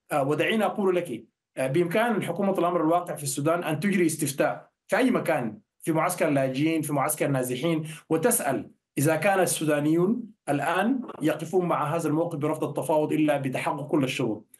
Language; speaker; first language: Arabic; native; Arabic